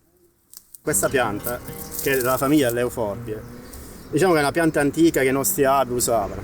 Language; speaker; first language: Italian; native; Italian